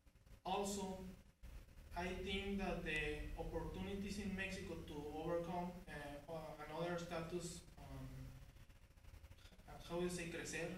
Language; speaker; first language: English; non-native, learner; Spanish